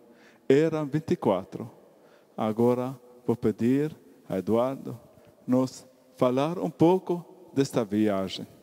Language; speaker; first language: Portuguese; non-native, fluent; Arabic